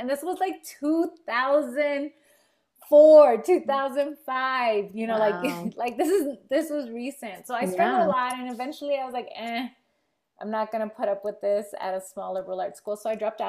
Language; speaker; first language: English; native; English